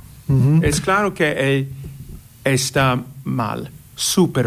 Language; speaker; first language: Spanish; non-native, fluent; English